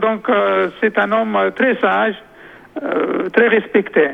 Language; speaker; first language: French; non-native, local second language; Arabic